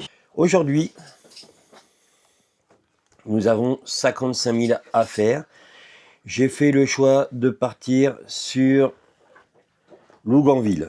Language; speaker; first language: French; native; French